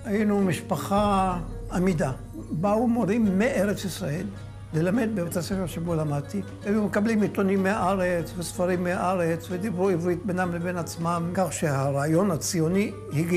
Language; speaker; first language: Hebrew; non-native, fluent; Arabic